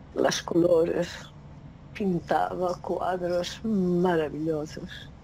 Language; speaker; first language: Spanish; non-native, learner; Portuguese